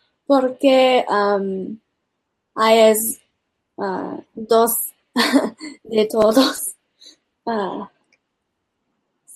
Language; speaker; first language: Spanish; early bilingual, heritage; English